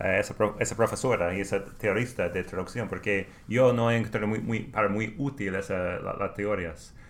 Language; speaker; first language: Spanish; non-native, learner; English